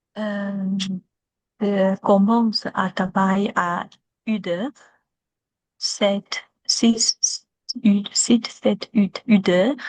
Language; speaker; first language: French; non-native, learner; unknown